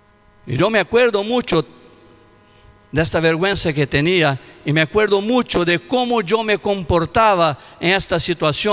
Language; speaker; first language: Spanish; non-native, learner; Portuguese